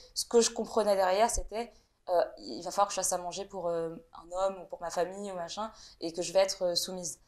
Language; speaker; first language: French; early bilingual, other home language; Vietnamese